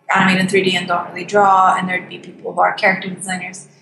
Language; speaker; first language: English; non-native, fluent; Turkish